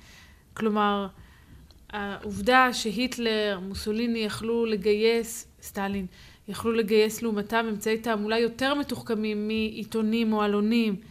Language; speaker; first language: Hebrew; native; Hebrew